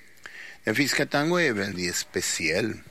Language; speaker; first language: Swedish; non-native, fluent; Spanish